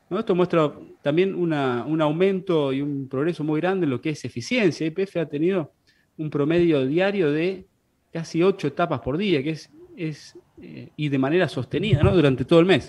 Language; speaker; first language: Spanish; native; Spanish